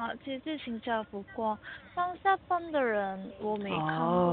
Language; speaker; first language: Chinese; non-native, learner; Korean